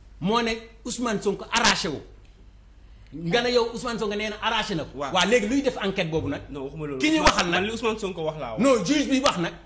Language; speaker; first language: Wolof; native; Wolof